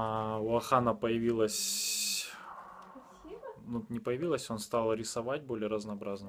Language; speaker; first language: Russian; native; Russian